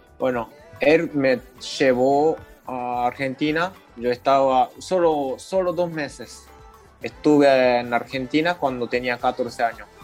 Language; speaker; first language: Spanish; non-native, learner; Japanese